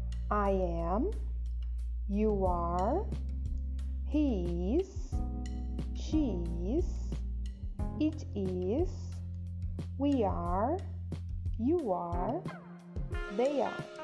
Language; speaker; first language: English; non-native, fluent; Portuguese